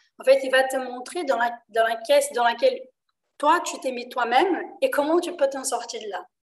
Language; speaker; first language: French; non-native, fluent; Portuguese